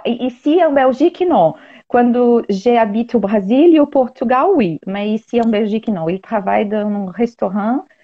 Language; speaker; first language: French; non-native, learner; Portuguese